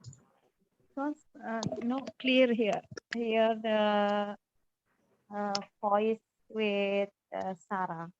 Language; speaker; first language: English; non-native, learner; Indonesian